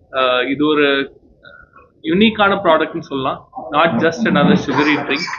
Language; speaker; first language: English; non-native, local second language; Tamil